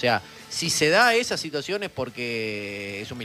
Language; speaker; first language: Spanish; native; Spanish